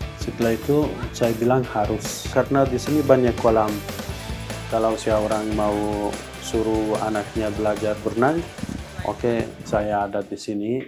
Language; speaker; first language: Indonesian; non-native, learner; Persian